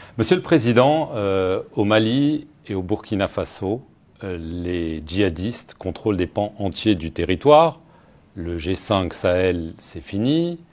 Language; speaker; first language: French; native; French